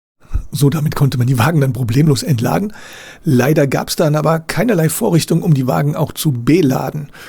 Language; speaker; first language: German; native; German